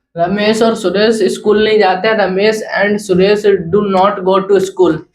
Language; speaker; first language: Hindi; native; Hindi